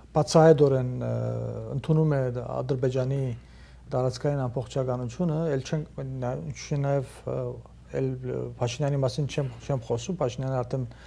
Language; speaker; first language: Armenian; early bilingual, heritage; Armenian